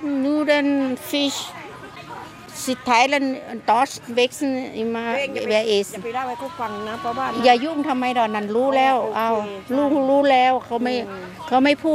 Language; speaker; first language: German; non-native, learner; Thai